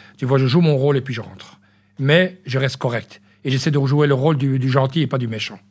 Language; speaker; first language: French; early bilingual, other home language; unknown